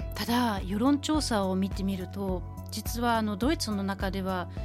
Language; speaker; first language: Japanese; non-native, fluent; German